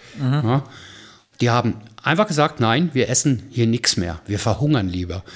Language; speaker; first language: German; native; German